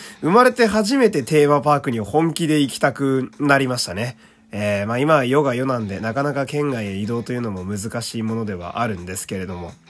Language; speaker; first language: Japanese; native; Japanese